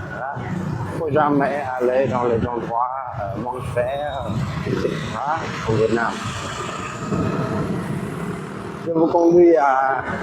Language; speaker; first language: French; non-native, fluent; Vietnamese